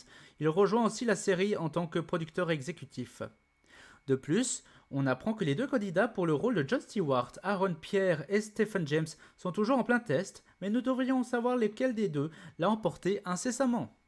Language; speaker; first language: French; native; French